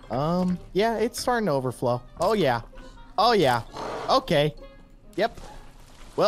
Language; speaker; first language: English; native; English